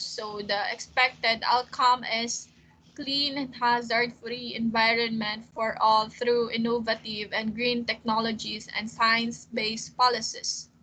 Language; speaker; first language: English; non-native, local second language; Filipino